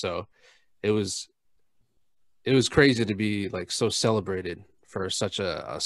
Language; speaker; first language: English; native; English